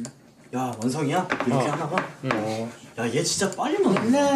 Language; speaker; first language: Korean; native; Korean